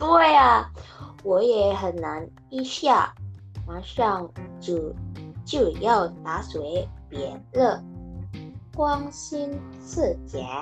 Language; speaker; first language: Chinese; non-native, learner; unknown